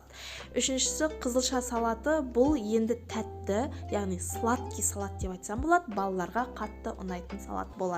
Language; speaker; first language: Kazakh; native; Kazakh